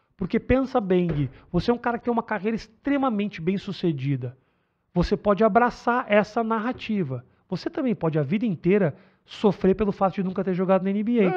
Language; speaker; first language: Portuguese; native; Portuguese